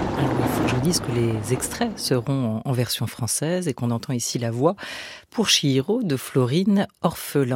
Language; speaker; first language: French; native; French